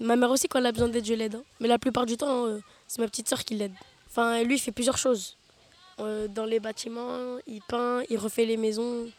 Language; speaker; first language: French; early bilingual, other home language; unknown